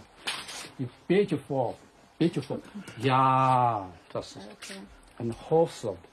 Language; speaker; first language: Dutch; non-native, learner; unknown